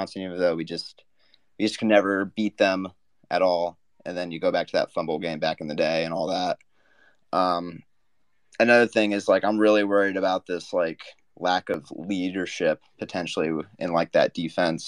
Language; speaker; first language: English; native; English